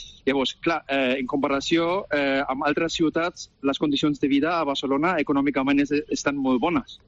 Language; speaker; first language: Catalan; non-native, fluent; German